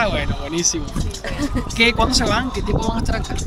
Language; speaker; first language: Spanish; native; Spanish